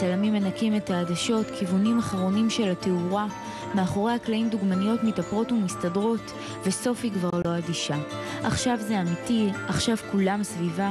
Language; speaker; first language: Hebrew; native; Hebrew